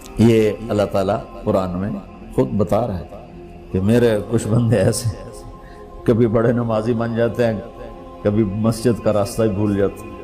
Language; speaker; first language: Urdu; non-native, local second language; Punjabi